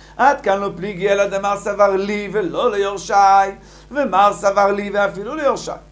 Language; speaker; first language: Hebrew; native; Hebrew